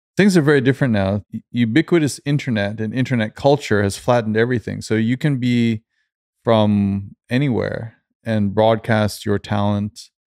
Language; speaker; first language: English; native; English